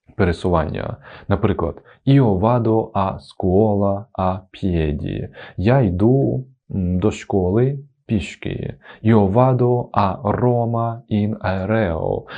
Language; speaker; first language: Ukrainian; non-native, fluent; Italian